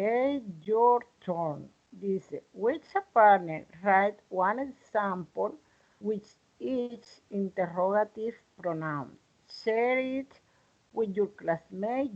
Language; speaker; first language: English; non-native, learner; Spanish